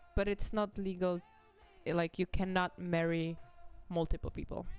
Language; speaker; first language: English; non-native, fluent; Czech